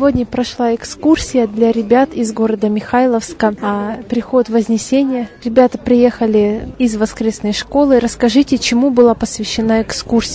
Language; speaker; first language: Russian; native; Russian